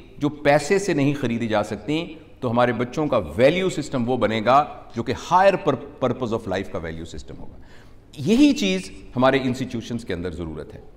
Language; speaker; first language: Urdu; non-native, local second language; Punjabi